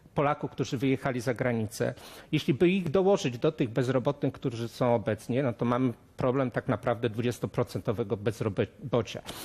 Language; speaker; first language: Polish; native; Polish